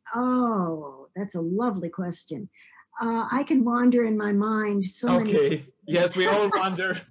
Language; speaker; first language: English; native; English